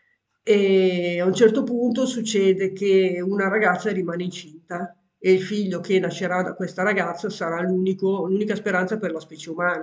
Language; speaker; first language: Italian; native; Italian